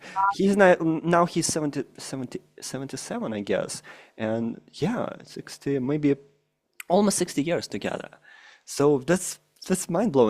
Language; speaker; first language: English; non-native, fluent; Russian